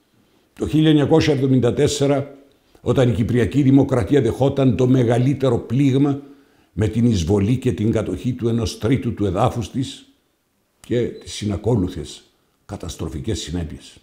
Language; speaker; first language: Greek; native; Greek